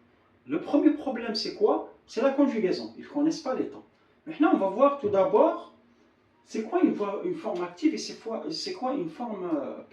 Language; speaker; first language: French; non-native, local second language; Arabic